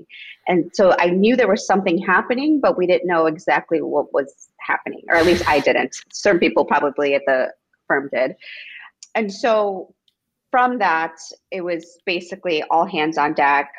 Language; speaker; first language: English; early bilingual, other home language; Spanish